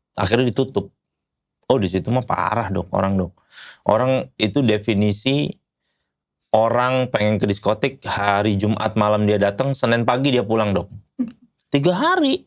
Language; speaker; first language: Indonesian; native; Indonesian